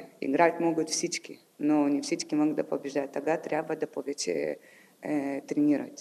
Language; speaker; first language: Bulgarian; non-native, learner; Ukrainian